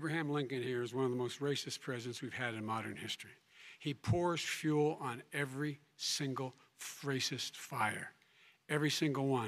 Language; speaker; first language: English; native; English